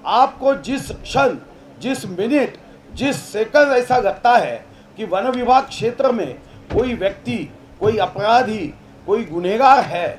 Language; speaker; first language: Hindi; non-native, local second language; Marathi